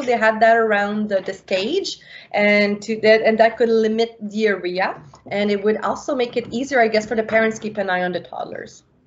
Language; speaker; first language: English; non-native, local second language; French